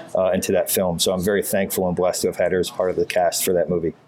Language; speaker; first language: English; native; English